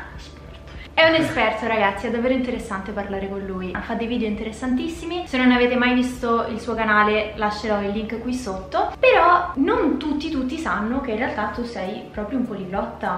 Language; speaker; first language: Italian; native; Italian